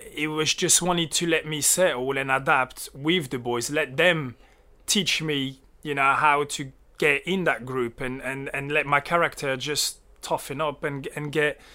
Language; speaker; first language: English; early bilingual, other home language; French